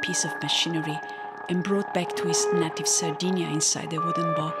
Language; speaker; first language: English; non-native, fluent; Italian